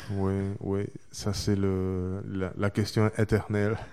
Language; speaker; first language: French; non-native, learner; Chinese